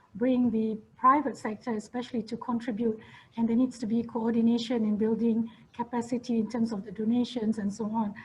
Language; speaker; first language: English; non-native, local second language; Malay